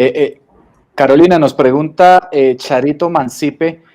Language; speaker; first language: Spanish; native; Spanish